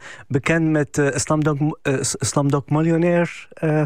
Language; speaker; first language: Dutch; non-native, fluent; Arabic